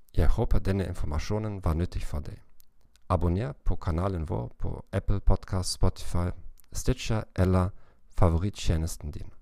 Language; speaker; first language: Norwegian; non-native, learner; German